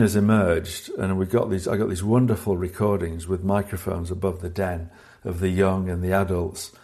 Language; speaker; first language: English; native; English